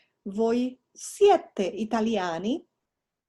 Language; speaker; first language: Italian; non-native, fluent; English